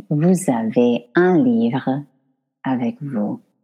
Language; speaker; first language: French; non-native, fluent; English